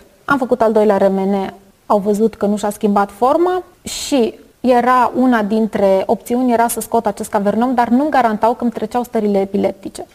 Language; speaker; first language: Romanian; native; Romanian